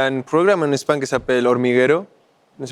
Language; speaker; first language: French; non-native, fluent; Spanish